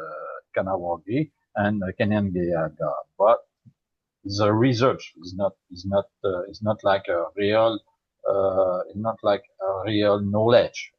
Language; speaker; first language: English; non-native, learner; French